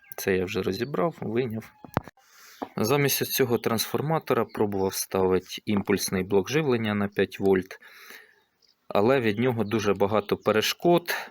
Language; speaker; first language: Ukrainian; native; Ukrainian